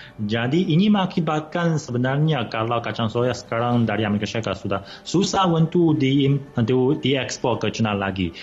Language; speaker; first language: Malay; non-native, fluent; Chinese